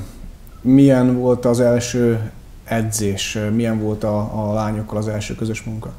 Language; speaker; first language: Hungarian; native; Hungarian